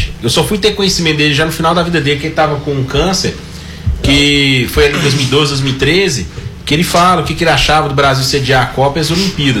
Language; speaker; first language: Portuguese; native; Portuguese